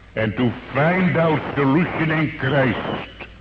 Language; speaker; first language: English; non-native, fluent; Dutch